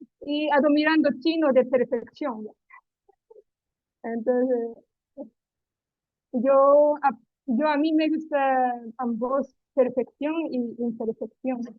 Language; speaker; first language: Spanish; non-native, learner; Japanese